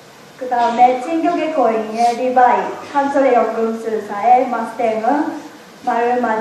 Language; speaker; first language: Korean; non-native, learner; Japanese